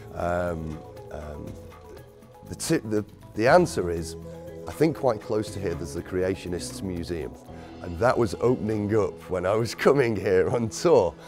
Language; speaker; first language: English; native; English